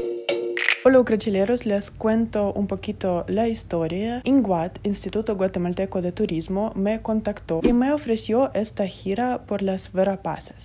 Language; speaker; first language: Spanish; non-native, fluent; Russian